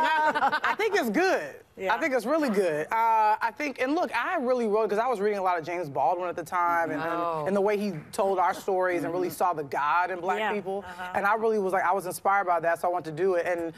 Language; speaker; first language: English; native; English